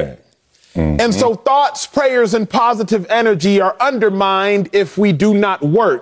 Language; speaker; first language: English; native; English